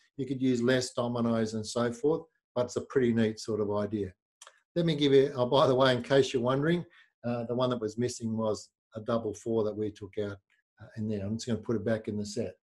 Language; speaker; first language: English; native; English